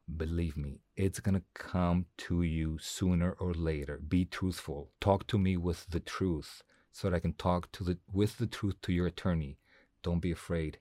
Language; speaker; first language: English; non-native, fluent; Spanish